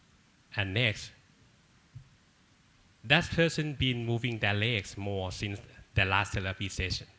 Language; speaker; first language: English; non-native, learner; Thai